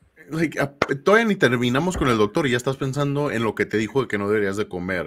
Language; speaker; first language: Spanish; early bilingual, heritage; Spanish